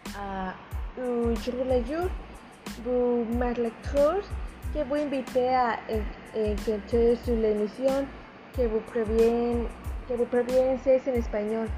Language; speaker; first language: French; non-native, learner; Spanish